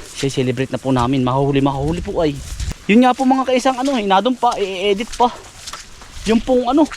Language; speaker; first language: Filipino; native; Filipino